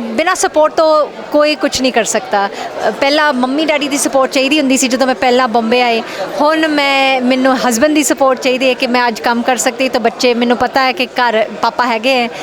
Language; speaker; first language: Punjabi; early bilingual, heritage; Punjabi